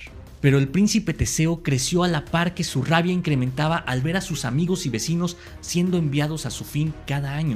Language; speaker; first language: Spanish; native; Spanish